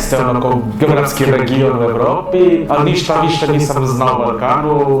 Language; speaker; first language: Serbian; non-native, fluent; Spanish